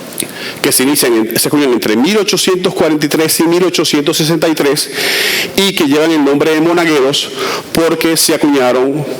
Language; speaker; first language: Spanish; native; Spanish